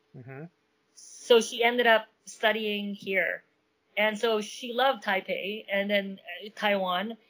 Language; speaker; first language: English; non-native, local second language; Min Nan Chinese